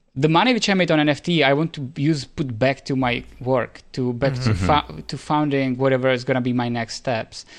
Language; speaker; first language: English; non-native, fluent; Czech